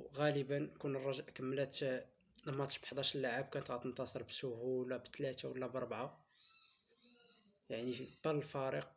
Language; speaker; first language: Arabic; native; Arabic